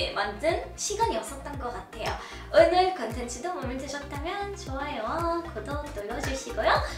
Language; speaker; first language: Korean; non-native, fluent; Arabic